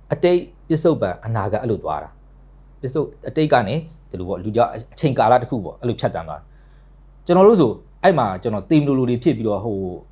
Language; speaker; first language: Burmese; native; Burmese